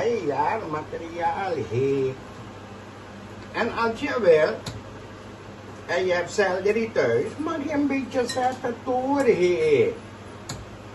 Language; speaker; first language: Dutch; non-native, local second language; Caribbean Hindustani